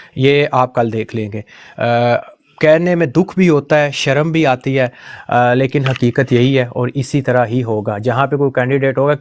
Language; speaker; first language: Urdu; non-native, local second language; Punjabi